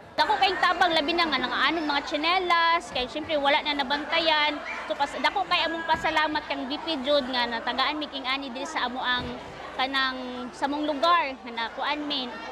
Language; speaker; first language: Cebuano; native; Cebuano